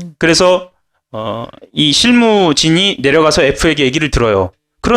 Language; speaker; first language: Korean; native; Korean